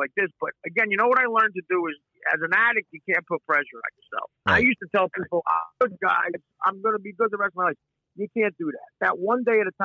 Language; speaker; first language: English; native; English